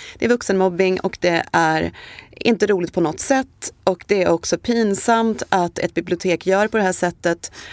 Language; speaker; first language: Swedish; early bilingual, other home language; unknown